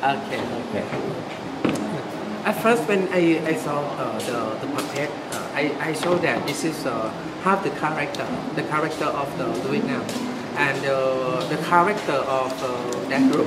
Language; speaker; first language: English; non-native, learner; Thai